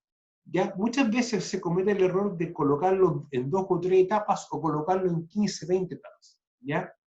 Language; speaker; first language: Spanish; native; Spanish